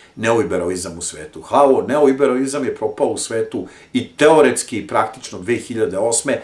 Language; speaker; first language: Serbian; native; Serbian